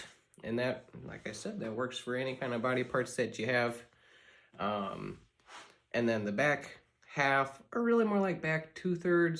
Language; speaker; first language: English; native; English